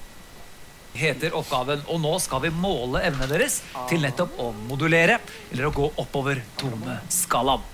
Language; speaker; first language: Norwegian; native; Norwegian